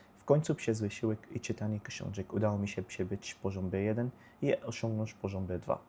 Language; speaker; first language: Polish; non-native, learner; Arabic